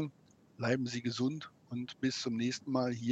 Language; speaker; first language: German; native; German